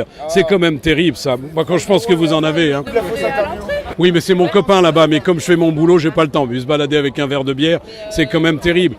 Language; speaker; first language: French; native; French